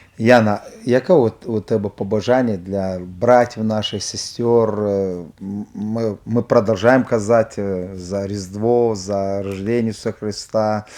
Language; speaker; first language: Ukrainian; non-native, local second language; Russian